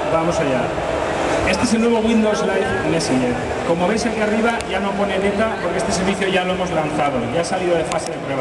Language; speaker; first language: Spanish; native; Spanish